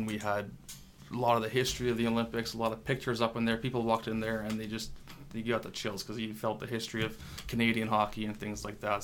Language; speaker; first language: English; non-native, fluent; French